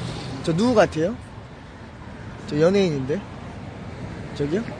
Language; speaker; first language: Korean; native; Korean